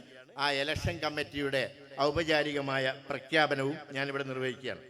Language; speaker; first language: Malayalam; native; Malayalam